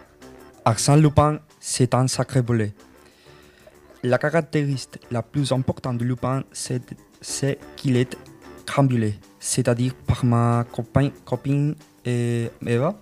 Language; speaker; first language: French; non-native, learner; Spanish